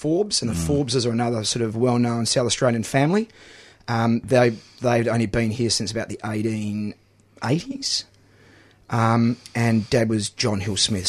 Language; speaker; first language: English; native; English